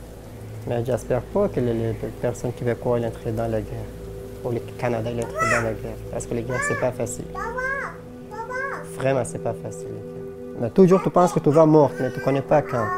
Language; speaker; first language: French; non-native, learner; Kurdish